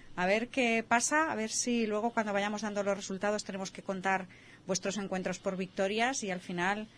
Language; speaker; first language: Spanish; native; Spanish